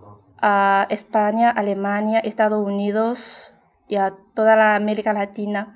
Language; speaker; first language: Spanish; non-native, fluent; Chinese